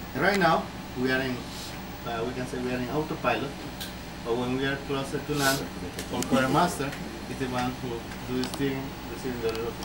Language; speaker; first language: English; non-native, fluent; Spanish